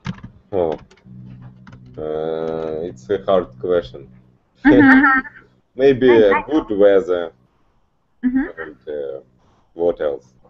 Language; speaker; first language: English; non-native, learner; Russian